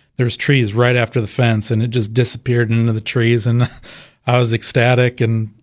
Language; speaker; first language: English; native; English